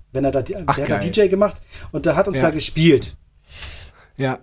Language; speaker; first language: German; native; German